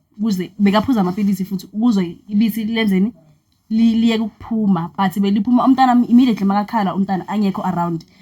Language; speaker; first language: Zulu; non-native, local second language; Xhosa